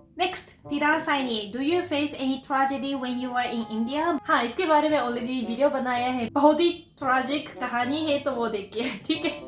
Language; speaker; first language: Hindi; non-native, fluent; Japanese